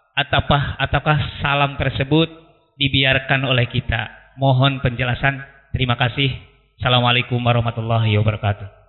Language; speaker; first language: Indonesian; native; Indonesian